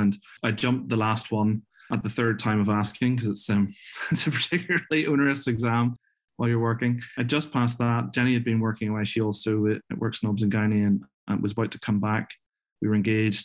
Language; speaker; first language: English; native; English